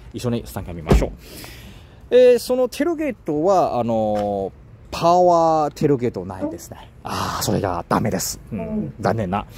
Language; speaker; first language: Japanese; non-native, learner; Chinese